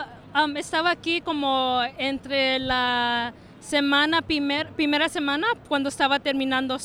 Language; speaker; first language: Spanish; early bilingual, heritage; Spanish